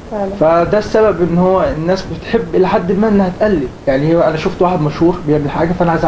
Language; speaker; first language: Arabic; native; Arabic